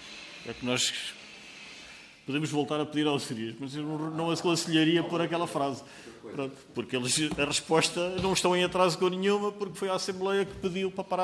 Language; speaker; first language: Portuguese; native; Portuguese